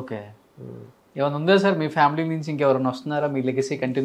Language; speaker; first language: Telugu; native; Telugu